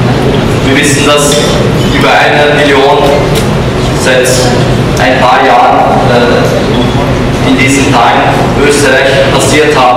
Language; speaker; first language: German; non-native, fluent; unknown